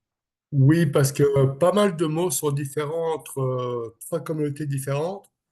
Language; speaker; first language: French; non-native, local second language; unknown